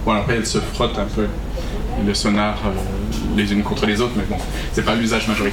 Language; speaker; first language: French; native; French